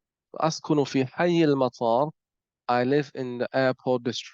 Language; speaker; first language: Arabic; non-native, fluent; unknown